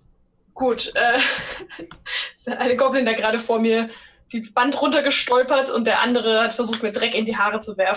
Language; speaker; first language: German; native; German